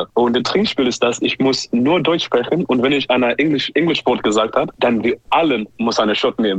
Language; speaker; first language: German; non-native, learner; English